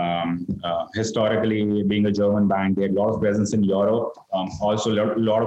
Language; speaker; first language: English; non-native, local second language; Gujarati